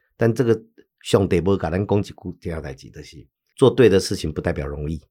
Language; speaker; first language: Chinese; native; Chinese